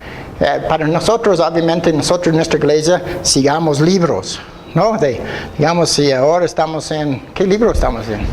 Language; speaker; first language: Spanish; non-native, fluent; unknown